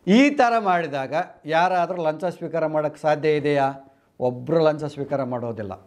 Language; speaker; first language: Kannada; non-native, local second language; Telugu